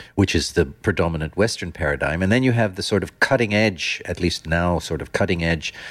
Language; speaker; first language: English; non-native, fluent; Dutch